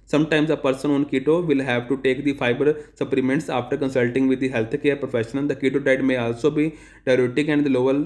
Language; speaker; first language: English; non-native, local second language; Punjabi